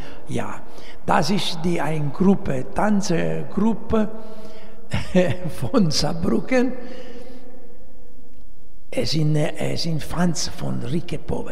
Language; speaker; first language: German; non-native, learner; Italian